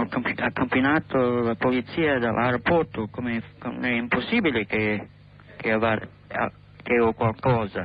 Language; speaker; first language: Italian; non-native, learner; English